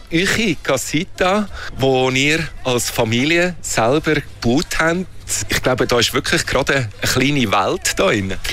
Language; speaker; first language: German; native; German